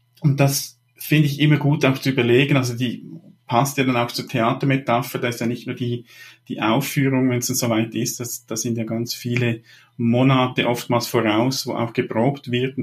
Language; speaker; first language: German; native; German